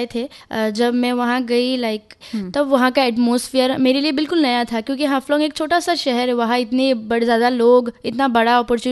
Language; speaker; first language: Hindi; non-native, local second language; Bangla